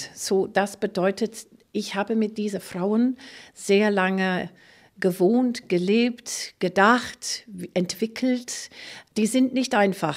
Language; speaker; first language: German; non-native, fluent; English